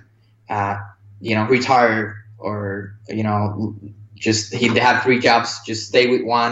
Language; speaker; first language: English; non-native, fluent; Spanish